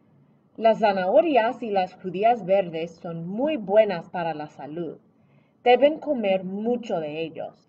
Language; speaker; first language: Spanish; non-native, fluent; English